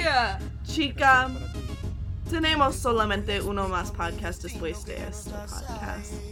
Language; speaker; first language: Spanish; non-native, learner; English